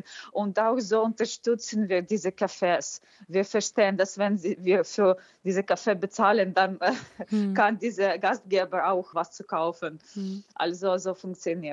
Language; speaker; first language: German; non-native, fluent; Ukrainian